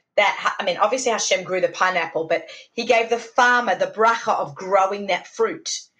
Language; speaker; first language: English; native; English